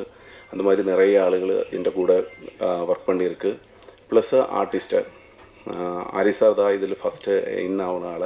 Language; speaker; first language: Tamil; non-native, learner; Malayalam